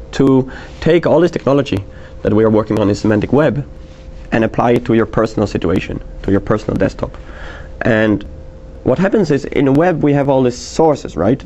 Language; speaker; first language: English; non-native, fluent; Dutch